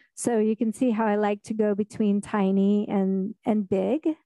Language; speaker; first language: English; native; English